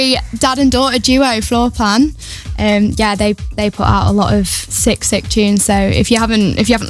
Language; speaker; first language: English; native; English